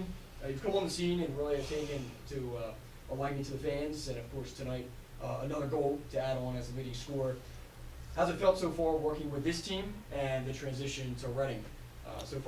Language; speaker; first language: English; native; English